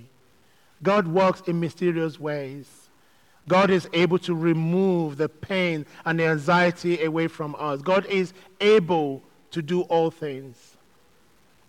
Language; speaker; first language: English; non-native, local second language; Yoruba